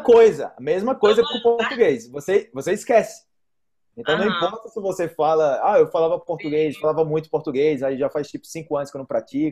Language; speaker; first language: Portuguese; native; Portuguese